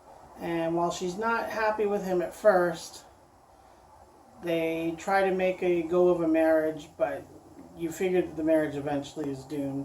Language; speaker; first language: English; native; English